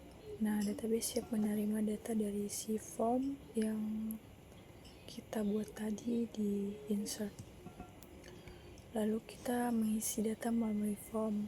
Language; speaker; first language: Indonesian; native; Indonesian